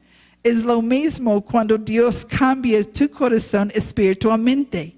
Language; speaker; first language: Spanish; non-native, learner; English